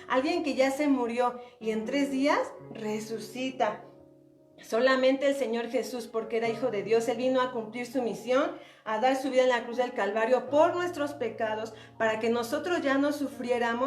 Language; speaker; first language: Spanish; native; Spanish